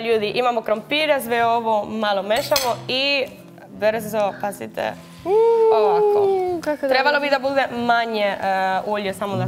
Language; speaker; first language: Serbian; non-native, learner; Spanish